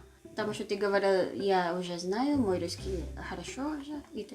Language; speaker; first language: Russian; non-native, learner; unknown